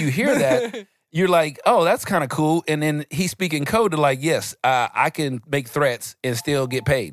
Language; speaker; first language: English; native; English